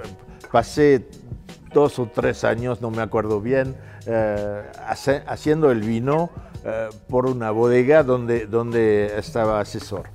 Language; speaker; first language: Spanish; non-native, fluent; French